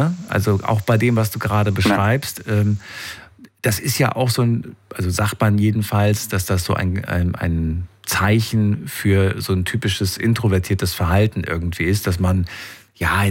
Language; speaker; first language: German; native; German